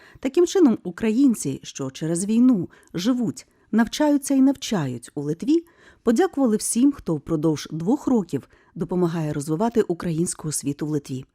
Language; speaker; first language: Ukrainian; native; Ukrainian